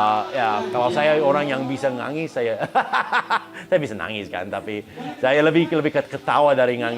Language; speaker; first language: Indonesian; non-native, fluent; English